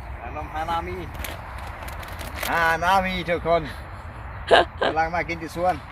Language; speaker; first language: Thai; non-native, learner; German